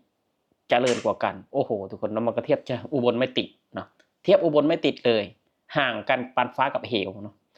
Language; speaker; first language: Thai; non-native, local second language; Northeastern Thai